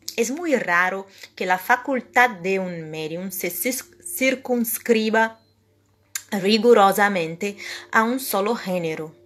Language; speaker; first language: Spanish; non-native, fluent; Portuguese